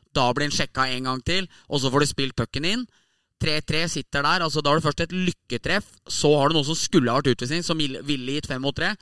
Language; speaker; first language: Norwegian; native; Norwegian